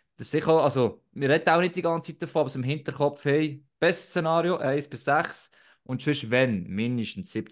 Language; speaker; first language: German; native; German